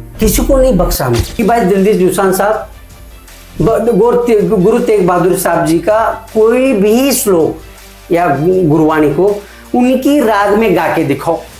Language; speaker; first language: Hindi; non-native, local second language; Kannada